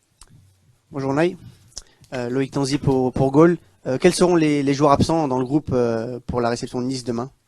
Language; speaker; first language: French; native; French